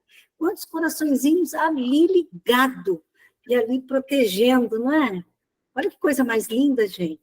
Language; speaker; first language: Portuguese; native; Portuguese